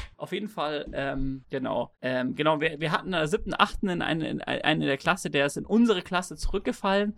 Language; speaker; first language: German; native; German